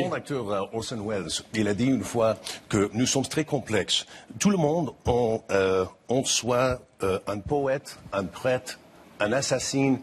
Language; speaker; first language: French; non-native, fluent; English